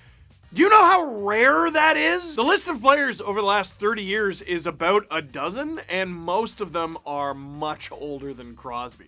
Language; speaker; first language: English; native; English